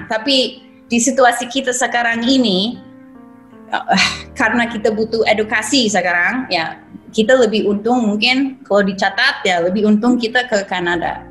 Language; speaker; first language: Indonesian; non-native, fluent; English